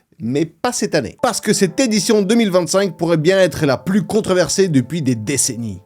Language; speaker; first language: French; non-native, fluent; Russian